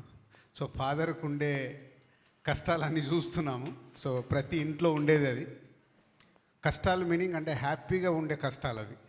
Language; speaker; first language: Telugu; native; Telugu